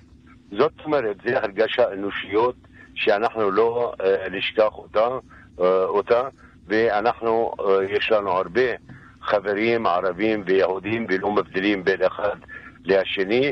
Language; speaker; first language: Hebrew; non-native, local second language; Arabic